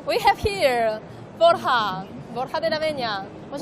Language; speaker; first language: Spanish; non-native, fluent; Chinese